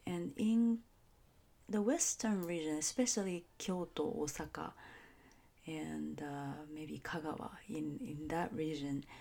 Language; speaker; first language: English; non-native, fluent; Japanese